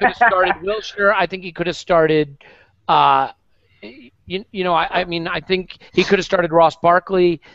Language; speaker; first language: English; native; English